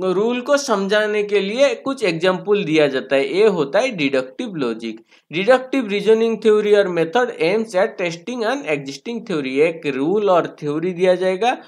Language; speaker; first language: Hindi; non-native, local second language; Bangla